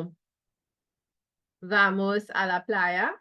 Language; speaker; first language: Spanish; non-native, fluent; English